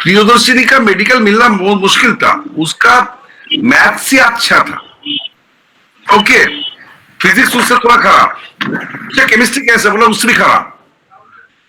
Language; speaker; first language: Hindi; non-native, local second language; Bangla